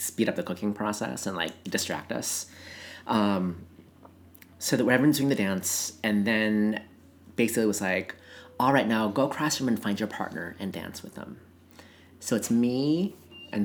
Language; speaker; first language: English; native; English